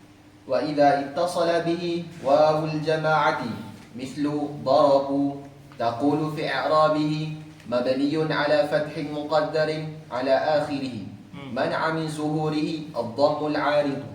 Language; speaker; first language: Arabic; non-native, learner; Malay